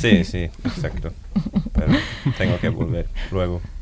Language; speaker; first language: Spanish; non-native, learner; Norwegian